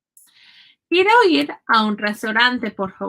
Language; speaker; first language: Spanish; non-native, fluent; English